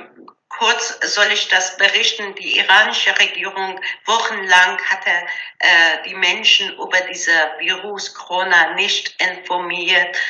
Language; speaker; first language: German; non-native, learner; Persian